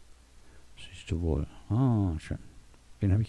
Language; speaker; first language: German; native; German